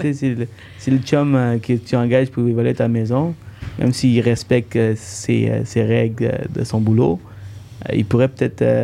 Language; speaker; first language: French; early bilingual, other home language; Tamil